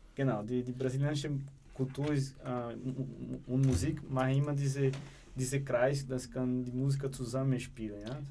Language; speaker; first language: German; non-native, learner; Portuguese